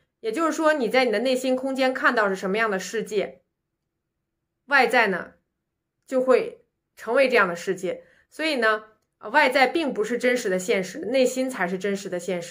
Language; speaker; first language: Chinese; native; Chinese